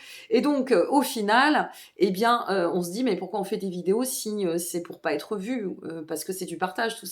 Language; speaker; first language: French; native; French